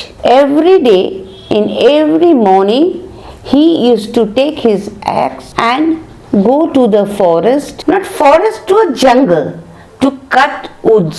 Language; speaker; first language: English; non-native, local second language; Bangla